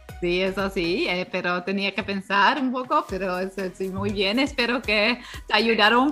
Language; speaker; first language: Spanish; non-native, fluent; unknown